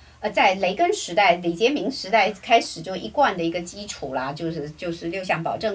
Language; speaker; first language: Chinese; native; Chinese